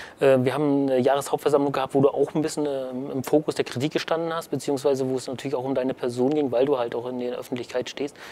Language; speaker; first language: German; native; German